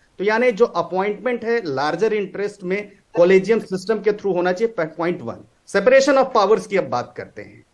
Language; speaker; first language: Hindi; native; Hindi